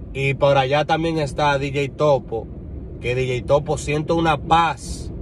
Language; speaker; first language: Spanish; native; Spanish